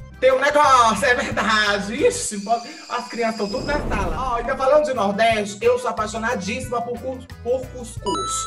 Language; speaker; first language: Portuguese; native; Portuguese